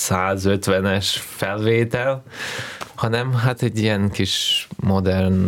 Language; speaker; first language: Hungarian; non-native, fluent; Russian